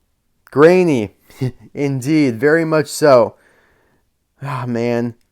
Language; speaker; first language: English; native; English